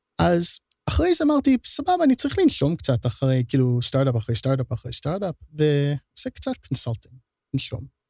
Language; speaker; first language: Hebrew; early bilingual, heritage; Hebrew